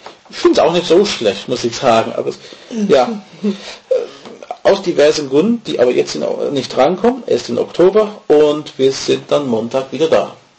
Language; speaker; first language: German; non-native, fluent; English